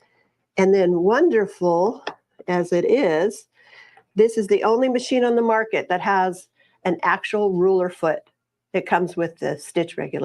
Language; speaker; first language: English; native; English